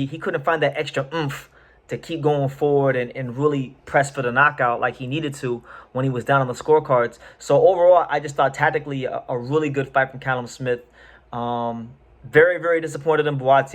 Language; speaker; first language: English; native; English